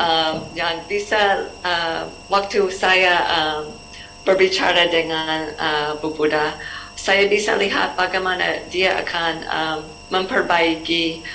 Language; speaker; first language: Indonesian; non-native, learner; English